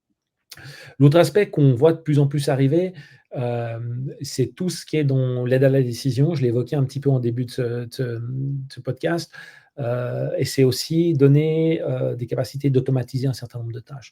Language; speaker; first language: French; native; French